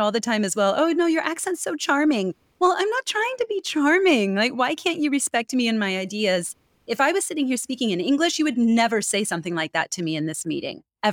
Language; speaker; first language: English; native; English